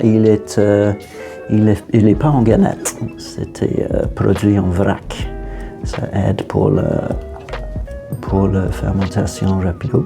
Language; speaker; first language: French; non-native, fluent; English